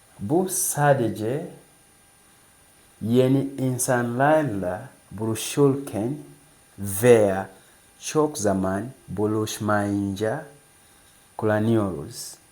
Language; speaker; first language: Turkish; non-native, fluent; English